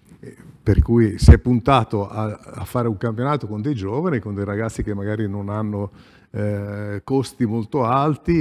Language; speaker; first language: Italian; native; Italian